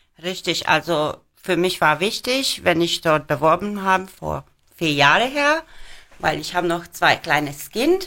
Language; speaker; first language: German; non-native, learner; Hungarian